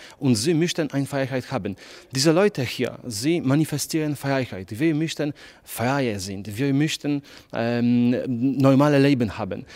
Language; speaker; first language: German; non-native, learner; Polish